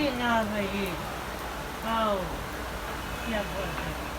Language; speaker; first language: Hindi; non-native, learner; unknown